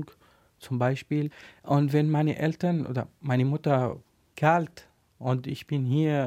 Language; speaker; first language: German; non-native, learner; Arabic